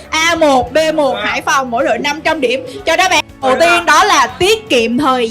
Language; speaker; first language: Vietnamese; native; Vietnamese